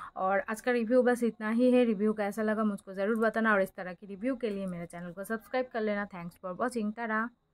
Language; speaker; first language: Hindi; non-native, local second language; Bangla